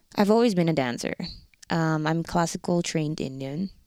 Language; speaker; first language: English; non-native, fluent; Dutch